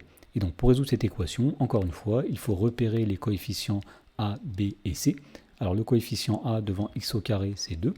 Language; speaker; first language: French; native; French